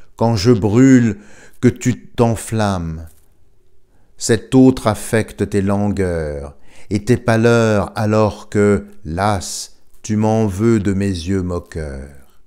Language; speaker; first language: French; native; French